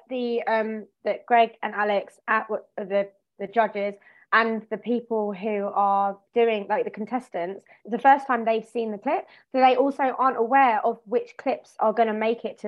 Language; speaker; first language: English; native; English